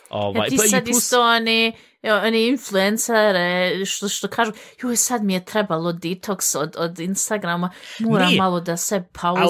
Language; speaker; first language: Bosnian; early bilingual, heritage; Bosnian